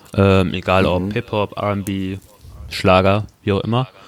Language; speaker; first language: German; early bilingual, other home language; Turkish